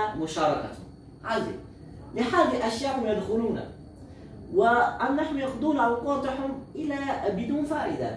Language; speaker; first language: Arabic; non-native, learner; Uzbek